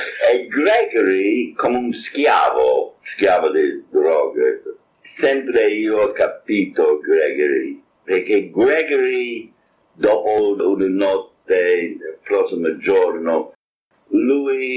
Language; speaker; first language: Italian; non-native, fluent; English